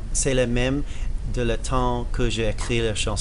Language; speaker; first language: French; non-native, learner; English